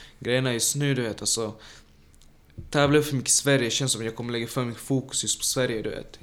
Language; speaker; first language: Swedish; early bilingual, other home language; Tajik